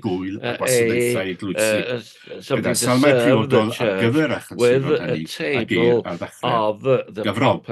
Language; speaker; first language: Welsh; native; Welsh